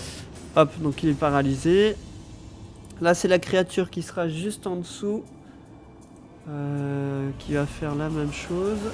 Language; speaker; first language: French; native; French